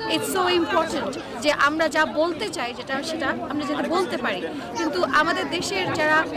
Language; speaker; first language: Bangla; native; Bangla